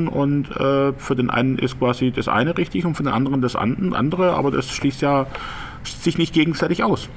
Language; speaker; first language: German; native; German